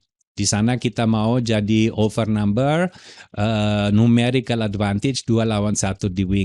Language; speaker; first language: Indonesian; non-native, fluent; German